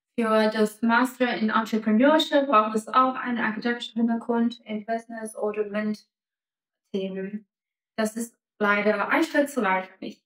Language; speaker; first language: German; non-native, fluent; Chinese